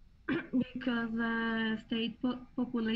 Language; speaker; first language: English; non-native, learner; Spanish